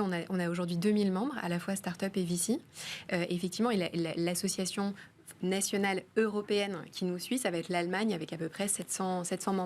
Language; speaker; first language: French; native; French